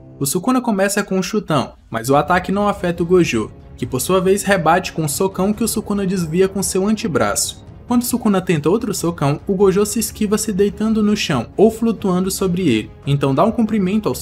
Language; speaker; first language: Portuguese; native; Portuguese